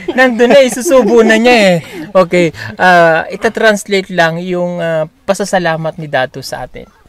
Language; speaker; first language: Filipino; non-native, local second language; Cebuano